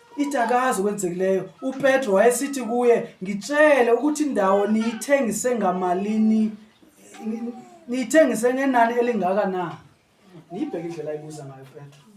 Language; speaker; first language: Zulu; non-native, local second language; Xhosa